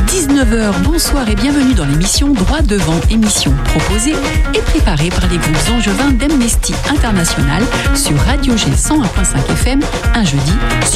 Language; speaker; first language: French; native; French